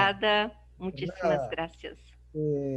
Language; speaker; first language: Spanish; non-native, learner; Portuguese